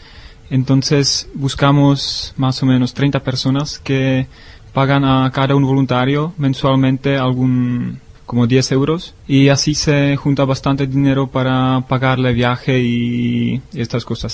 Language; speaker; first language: Spanish; non-native, learner; Czech